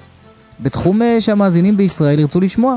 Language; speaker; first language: Hebrew; native; Hebrew